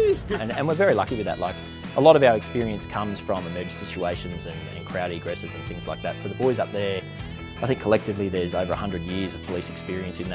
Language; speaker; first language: English; native; English